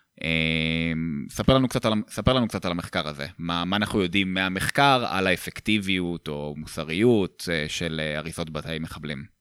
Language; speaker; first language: Hebrew; native; Hebrew